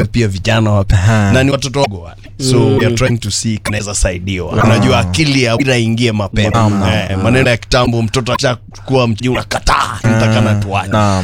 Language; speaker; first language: Swahili; non-native, local second language; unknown